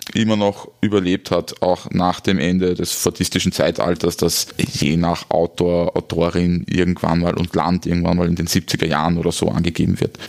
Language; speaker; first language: German; native; German